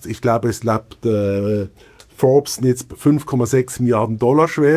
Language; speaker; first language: German; native; German